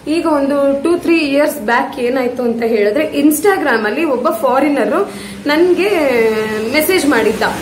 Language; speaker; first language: Kannada; non-native, local second language; Tulu